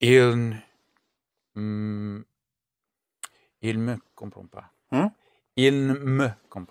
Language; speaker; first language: French; non-native, learner; English